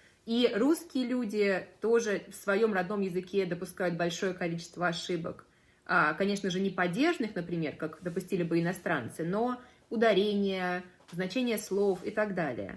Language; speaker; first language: Russian; native; Russian